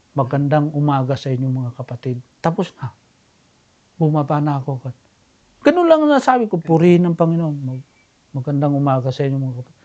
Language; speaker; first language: Filipino; non-native, local second language; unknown